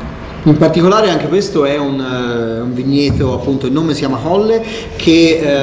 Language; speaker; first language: Italian; native; Italian